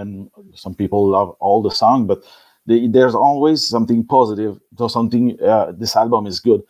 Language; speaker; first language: English; non-native, learner; French